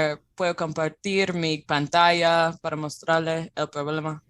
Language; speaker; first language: Spanish; non-native, fluent; English